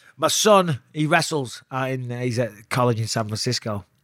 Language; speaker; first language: English; native; English